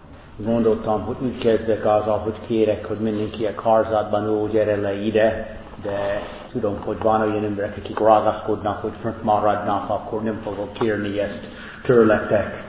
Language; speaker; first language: Hungarian; non-native, fluent; English